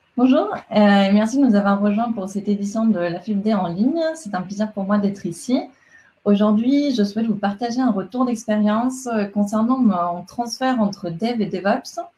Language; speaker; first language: French; non-native, fluent; Spanish